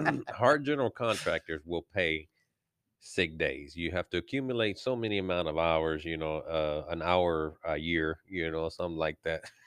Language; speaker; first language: English; early bilingual, other home language; Spanish